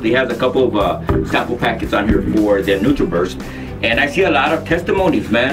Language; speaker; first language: English; early bilingual, other home language; Spanish